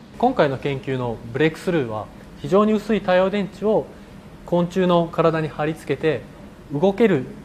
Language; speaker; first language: Japanese; native; Japanese